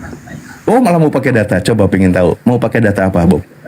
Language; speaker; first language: Indonesian; native; Indonesian